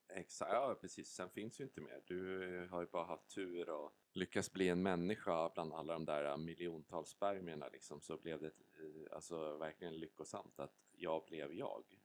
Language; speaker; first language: Swedish; native; Swedish